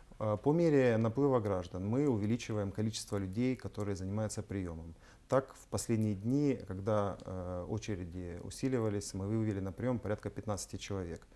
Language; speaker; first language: Russian; native; Russian